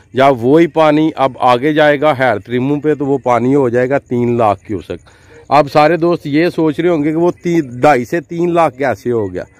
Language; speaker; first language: Urdu; non-native, local second language; Punjabi